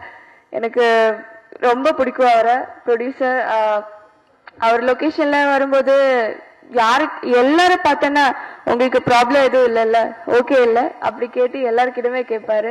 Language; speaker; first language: Tamil; non-native, fluent; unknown